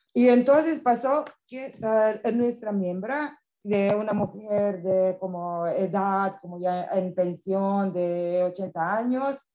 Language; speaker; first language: Spanish; non-native, fluent; Serbian